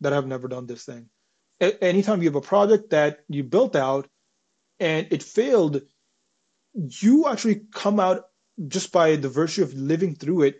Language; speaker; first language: English; non-native, local second language; Punjabi